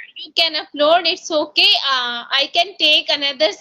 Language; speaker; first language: English; non-native, local second language; Hindi